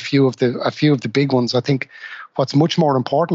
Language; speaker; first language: English; native; English